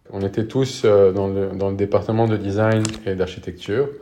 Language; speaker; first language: French; non-native, local second language; Arabic